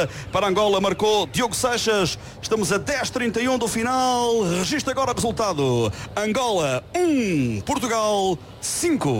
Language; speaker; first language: Portuguese; native; Portuguese